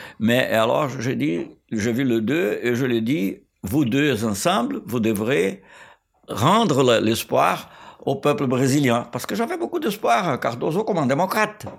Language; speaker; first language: French; non-native, fluent; Portuguese